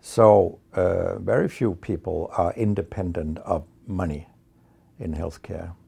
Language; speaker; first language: English; non-native, fluent; Danish